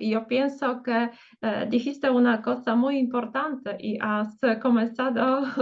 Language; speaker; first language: Spanish; non-native, fluent; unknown